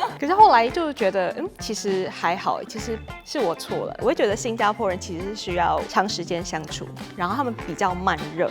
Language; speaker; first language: Chinese; native; Chinese